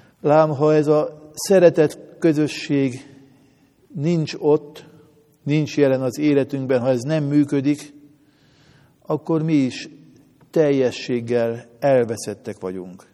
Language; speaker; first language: Hungarian; native; Hungarian